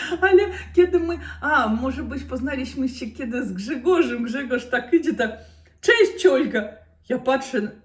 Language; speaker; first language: Polish; non-native, learner; Russian